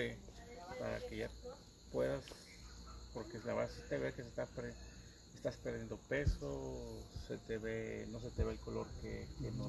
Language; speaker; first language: Spanish; native; Spanish